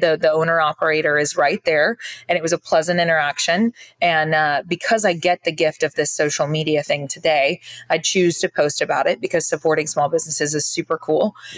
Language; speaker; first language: English; native; English